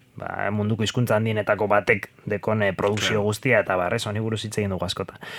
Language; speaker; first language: Basque; non-native, local second language; Spanish